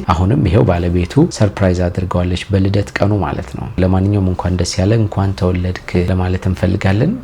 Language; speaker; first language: Amharic; native; Amharic